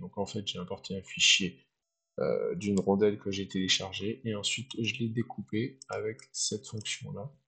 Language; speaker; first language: French; native; French